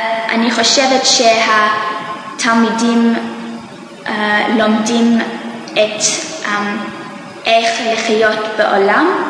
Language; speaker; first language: Hebrew; non-native, learner; English